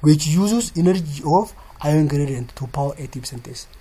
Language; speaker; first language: English; non-native, local second language; Amharic